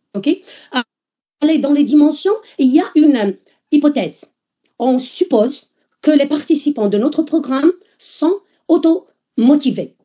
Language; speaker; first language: French; non-native, local second language; Arabic